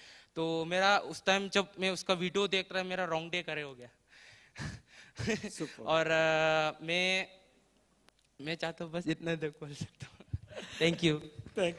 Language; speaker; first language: Hindi; non-native, local second language; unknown